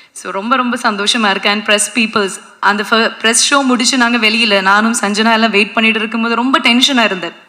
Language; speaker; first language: Tamil; non-native, fluent; Malayalam